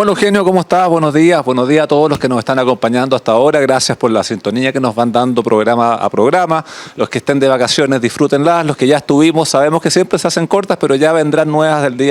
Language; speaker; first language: Spanish; native; Spanish